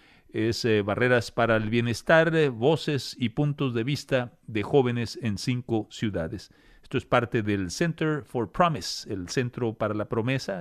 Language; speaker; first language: Spanish; native; Spanish